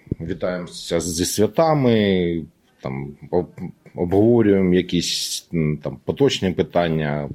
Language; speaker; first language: Ukrainian; native; Ukrainian